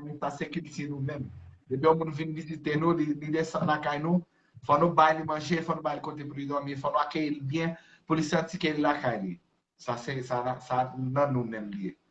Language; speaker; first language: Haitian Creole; non-native, fluent; Portuguese